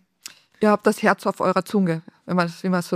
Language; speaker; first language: German; native; German